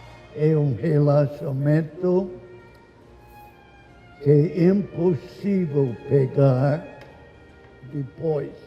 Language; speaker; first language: Portuguese; non-native, learner; English